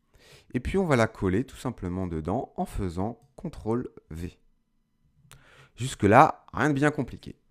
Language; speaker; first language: French; native; French